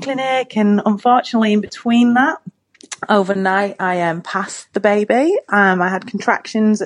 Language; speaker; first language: English; native; English